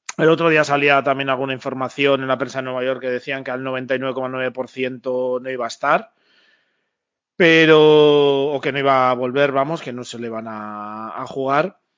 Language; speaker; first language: Spanish; native; Spanish